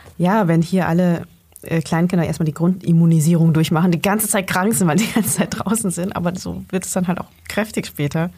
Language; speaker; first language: German; early bilingual, other home language; Vietnamese